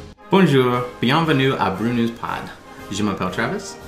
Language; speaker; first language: French; non-native, learner; English